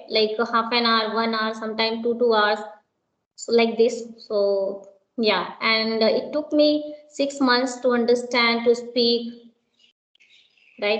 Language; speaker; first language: English; non-native, local second language; Hindi